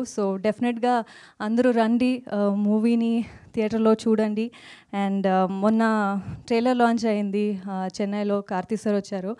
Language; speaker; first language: Telugu; non-native, learner; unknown